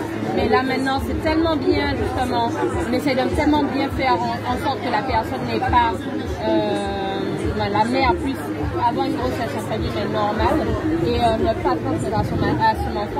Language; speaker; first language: French; native; French